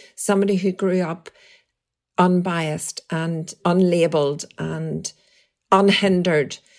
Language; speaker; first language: English; native; English